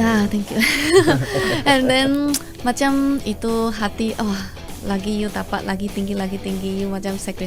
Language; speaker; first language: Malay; non-native, local second language; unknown